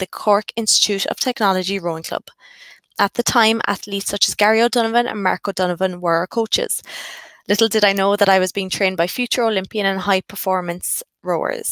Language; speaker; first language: English; native; English